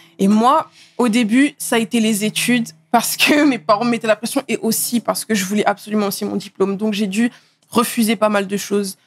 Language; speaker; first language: French; native; French